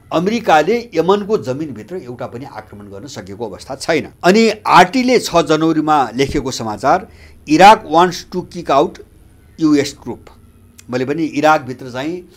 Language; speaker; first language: Nepali; native; Nepali